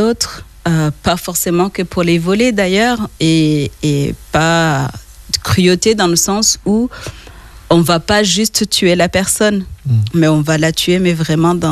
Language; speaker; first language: French; early bilingual, other home language; Kinyarwanda